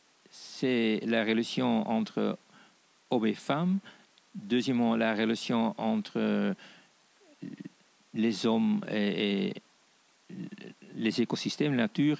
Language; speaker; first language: French; non-native, fluent; Dutch